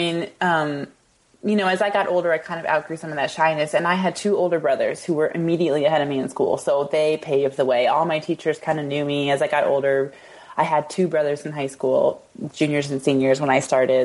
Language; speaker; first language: English; native; English